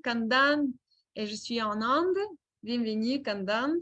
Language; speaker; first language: French; non-native, fluent; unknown